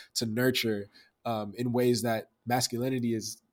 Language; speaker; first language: English; native; English